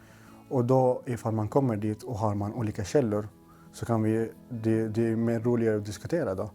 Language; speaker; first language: Swedish; non-native, local second language; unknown